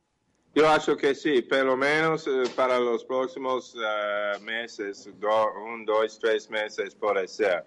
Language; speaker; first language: Portuguese; non-native, fluent; English